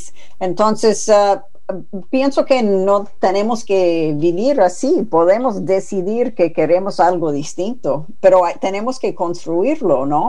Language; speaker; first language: Spanish; non-native, fluent; English